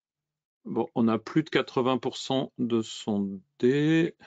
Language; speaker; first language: French; native; French